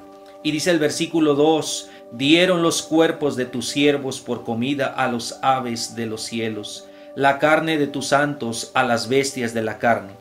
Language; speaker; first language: Spanish; native; Spanish